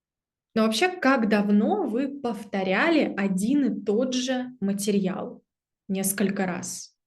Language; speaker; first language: Russian; native; Russian